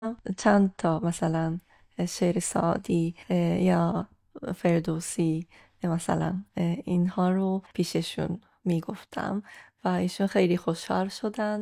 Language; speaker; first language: Persian; non-native, fluent; Japanese